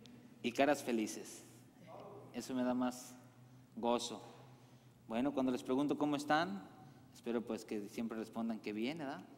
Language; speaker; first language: Spanish; native; Spanish